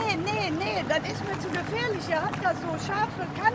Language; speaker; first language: German; native; German